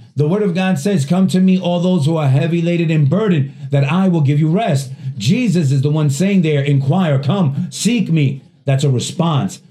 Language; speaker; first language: English; non-native, fluent; Spanish